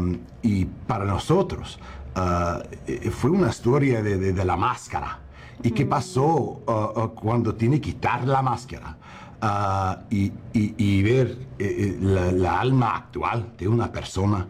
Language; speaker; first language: Spanish; non-native, learner; English